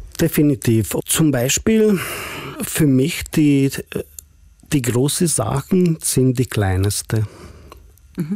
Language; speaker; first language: German; non-native, fluent; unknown